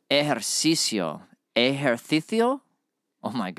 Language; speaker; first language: Spanish; non-native, learner; English